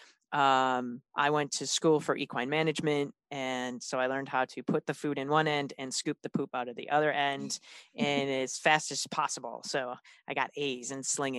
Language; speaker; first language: English; native; English